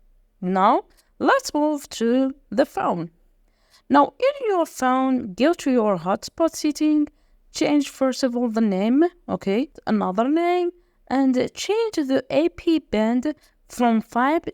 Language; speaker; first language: English; non-native, fluent; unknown